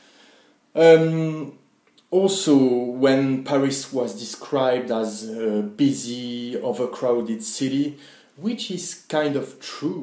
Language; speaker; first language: English; non-native, fluent; French